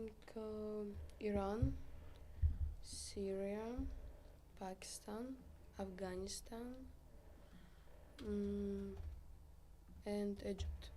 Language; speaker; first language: English; non-native, learner; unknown